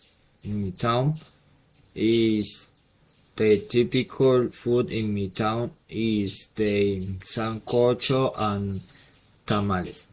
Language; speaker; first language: English; non-native, learner; Spanish